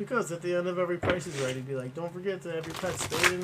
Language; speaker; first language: English; native; English